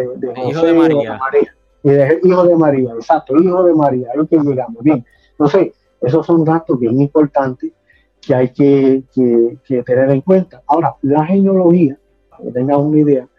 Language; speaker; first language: Spanish; native; Spanish